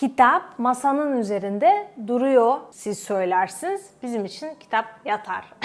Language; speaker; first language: Turkish; non-native, fluent; Russian